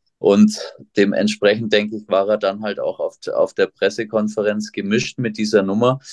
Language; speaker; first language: German; native; German